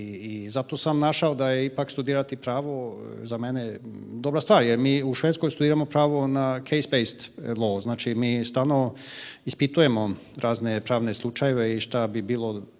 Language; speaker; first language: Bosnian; non-native, fluent; Swedish